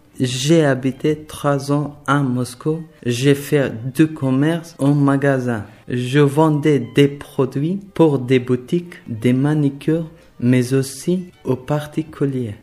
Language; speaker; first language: French; non-native, learner; Persian